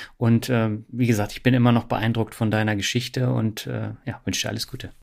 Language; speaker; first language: German; native; German